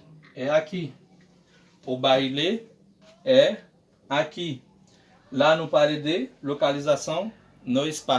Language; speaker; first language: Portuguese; non-native, learner; Haitian Creole